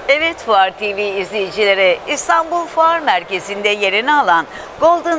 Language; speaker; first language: Turkish; native; Turkish